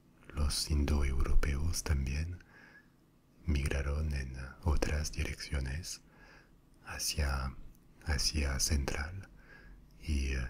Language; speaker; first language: Spanish; non-native, fluent; French